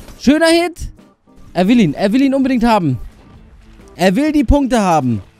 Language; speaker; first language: German; early bilingual, other home language; Albanian